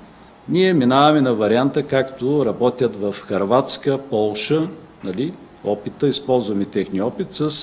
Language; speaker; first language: Bulgarian; native; Bulgarian